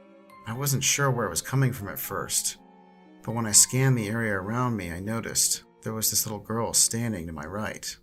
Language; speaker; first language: English; native; English